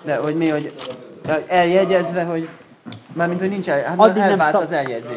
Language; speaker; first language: Hungarian; native; Hungarian